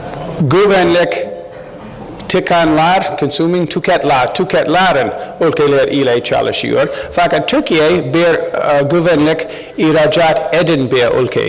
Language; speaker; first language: Turkish; non-native, learner; English